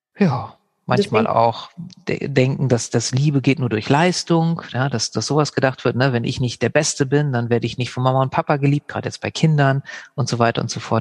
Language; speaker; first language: German; native; German